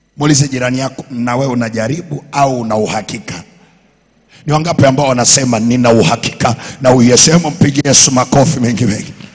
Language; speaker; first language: Swahili; native; Swahili